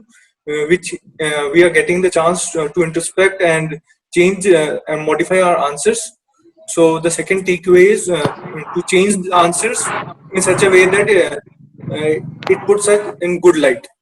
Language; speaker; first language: English; non-native, local second language; Hindi